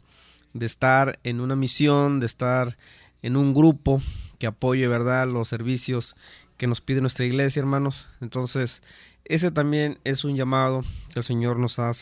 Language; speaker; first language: Spanish; native; Spanish